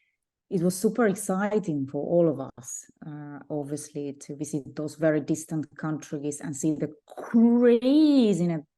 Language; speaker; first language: English; non-native, fluent; Finnish